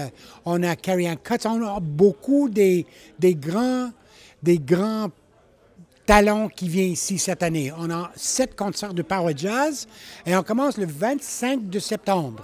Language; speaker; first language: French; non-native, learner; English